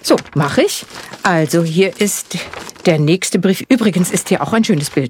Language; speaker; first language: German; native; German